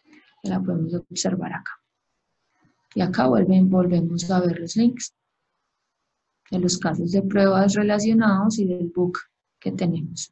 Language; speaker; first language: Spanish; native; Spanish